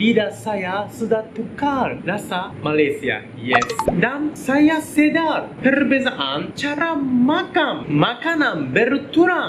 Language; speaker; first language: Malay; non-native, learner; Japanese